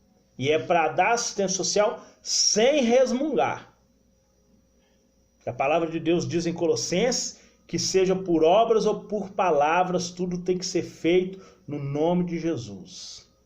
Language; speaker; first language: Portuguese; native; Portuguese